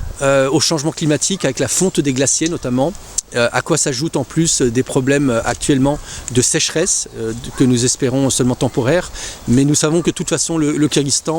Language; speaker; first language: French; native; French